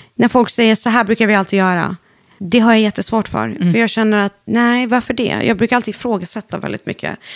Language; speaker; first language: Swedish; early bilingual, other home language; Arabic